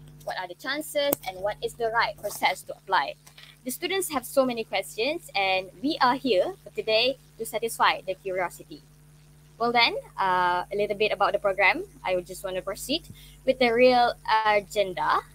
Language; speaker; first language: English; non-native, local second language; Malay